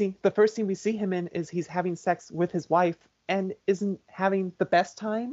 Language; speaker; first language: English; native; English